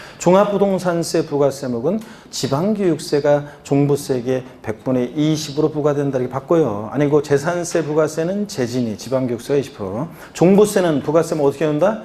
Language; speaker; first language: Korean; native; Korean